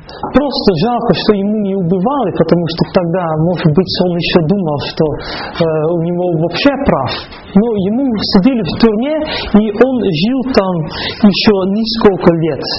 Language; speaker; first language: Russian; non-native, fluent; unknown